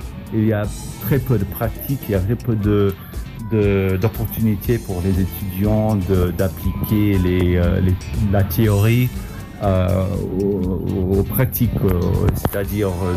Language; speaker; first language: French; non-native, fluent; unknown